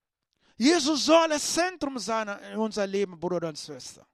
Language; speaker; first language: German; non-native, learner; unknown